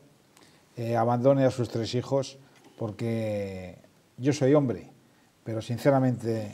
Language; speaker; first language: Spanish; native; Spanish